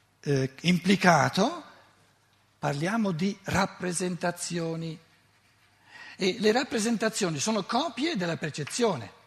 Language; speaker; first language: Italian; native; Italian